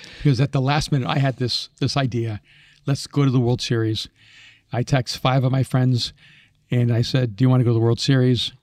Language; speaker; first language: English; early bilingual, other home language; Spanish